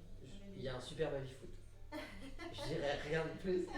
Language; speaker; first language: French; native; French